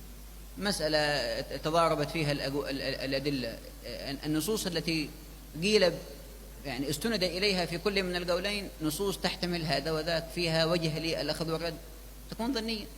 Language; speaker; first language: Arabic; native; Arabic